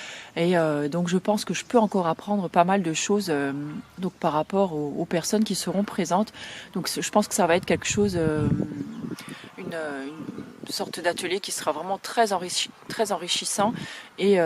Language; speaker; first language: French; native; French